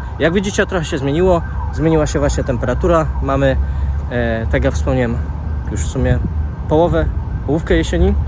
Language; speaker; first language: Polish; native; Polish